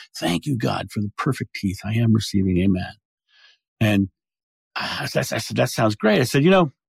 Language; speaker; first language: English; native; English